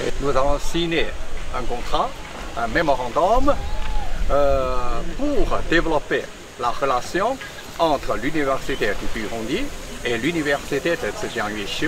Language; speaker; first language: French; non-native, fluent; Chinese